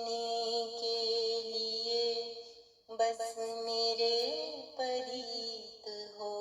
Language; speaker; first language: Urdu; native; Urdu